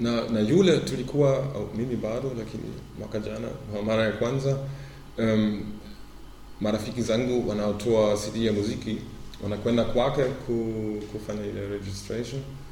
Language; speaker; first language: Swahili; non-native, fluent; German